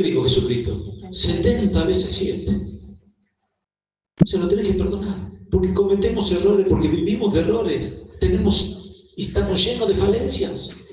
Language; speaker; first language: Spanish; native; Spanish